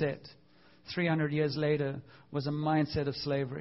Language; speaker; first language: English; native; English